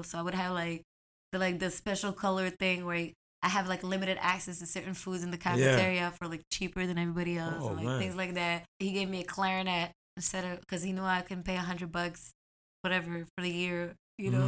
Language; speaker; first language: English; non-native, fluent; Arabic